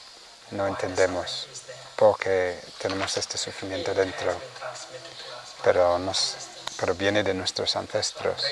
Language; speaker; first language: Spanish; non-native, fluent; Vietnamese